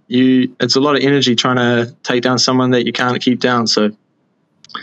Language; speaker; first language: English; native; English